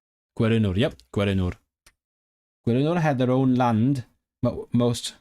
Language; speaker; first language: Welsh; non-native, learner; Cantonese